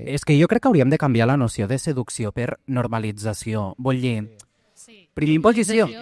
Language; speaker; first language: Catalan; early bilingual, other home language; Portuguese